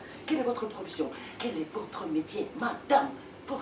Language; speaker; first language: French; non-native, learner; Russian